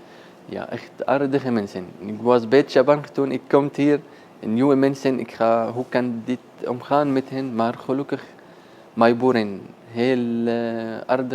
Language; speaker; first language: Dutch; non-native, learner; Arabic